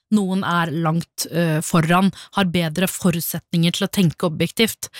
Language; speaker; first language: Norwegian; early bilingual, other home language; Tamil